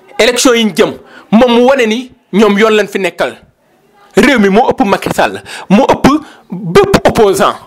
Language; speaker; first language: Wolof; native; Wolof